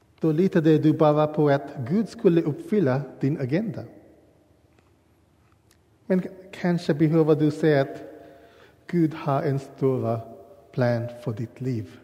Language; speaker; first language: Swedish; non-native, learner; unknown